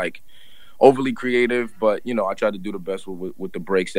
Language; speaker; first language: English; native; English